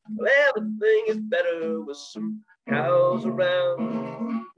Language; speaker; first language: English; native; English